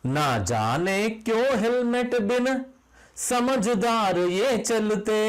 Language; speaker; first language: Hindi; non-native, local second language; Kannada